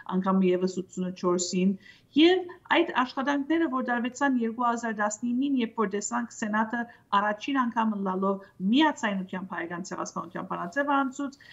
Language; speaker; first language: Armenian; early bilingual, heritage; Armenian